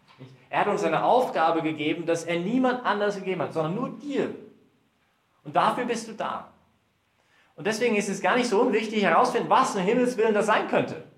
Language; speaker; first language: German; early bilingual, heritage; German